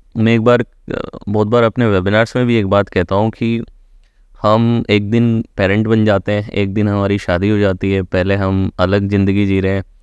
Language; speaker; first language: Hindi; native; Hindi